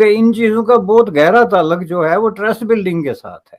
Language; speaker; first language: Urdu; native; Urdu